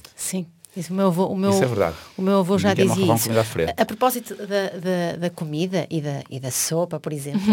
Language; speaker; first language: Portuguese; non-native, fluent; Swedish